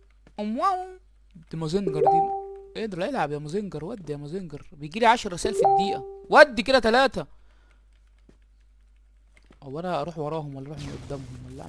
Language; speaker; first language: Arabic; native; Arabic